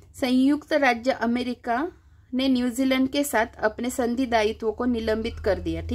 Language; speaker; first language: Hindi; non-native, local second language; Marathi